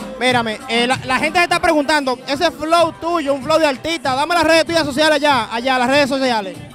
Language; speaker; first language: Spanish; native; Spanish